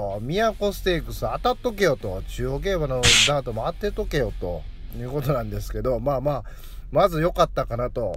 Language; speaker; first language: Japanese; native; Japanese